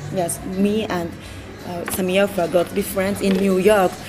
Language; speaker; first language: English; non-native, learner; Japanese